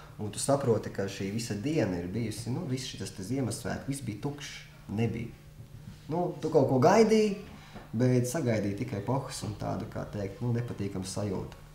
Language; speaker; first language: Latvian; non-native, local second language; Russian